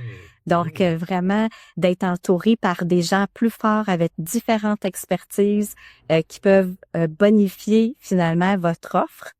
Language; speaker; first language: French; native; French